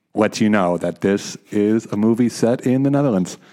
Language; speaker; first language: English; native; English